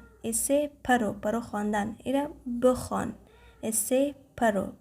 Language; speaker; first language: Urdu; non-native, fluent; Persian